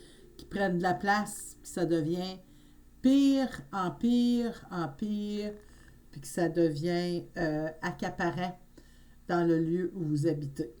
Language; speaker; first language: French; native; French